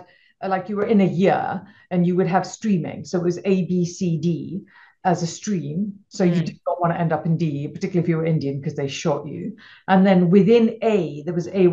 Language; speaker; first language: English; non-native, local second language; Punjabi